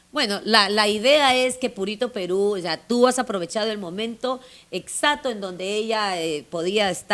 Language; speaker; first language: Spanish; native; Spanish